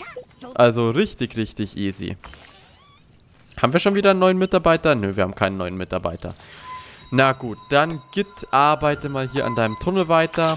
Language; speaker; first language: German; native; German